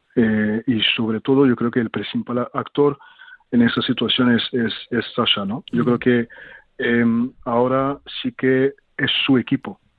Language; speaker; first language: Spanish; non-native, fluent; French